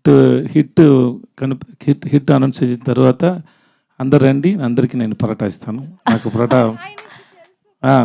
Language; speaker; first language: Telugu; non-native, learner; Tamil